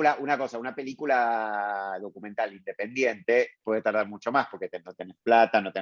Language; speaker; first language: Spanish; native; Spanish